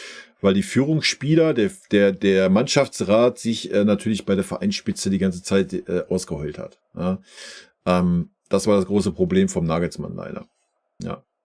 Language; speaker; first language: German; native; German